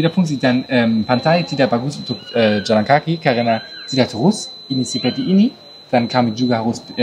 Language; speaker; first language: Indonesian; non-native, learner; German